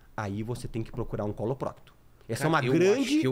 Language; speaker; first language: Portuguese; native; Portuguese